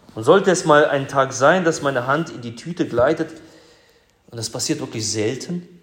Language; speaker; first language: German; early bilingual, other home language; Russian